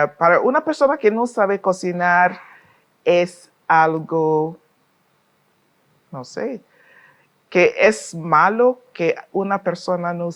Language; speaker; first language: Spanish; non-native, fluent; English